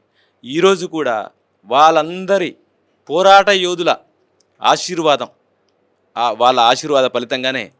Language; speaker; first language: Telugu; native; Telugu